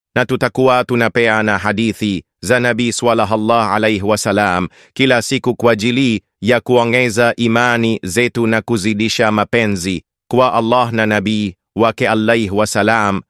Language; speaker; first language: Swahili; non-native, learner; English